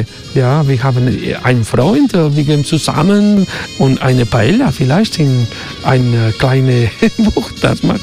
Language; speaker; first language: German; non-native, learner; Spanish